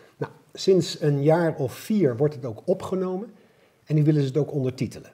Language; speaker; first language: Dutch; native; Dutch